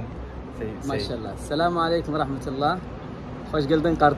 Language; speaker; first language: Turkish; non-native, learner; Arabic